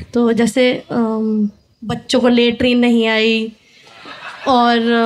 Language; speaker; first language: Hindi; native; Hindi